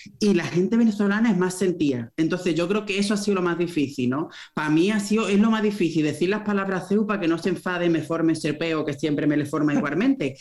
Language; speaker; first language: Spanish; native; Spanish